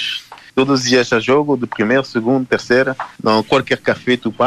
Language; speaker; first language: Portuguese; non-native, fluent; Haitian Creole